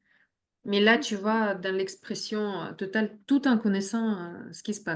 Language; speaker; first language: French; non-native, fluent; Russian